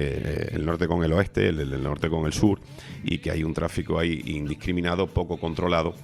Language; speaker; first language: Spanish; native; Spanish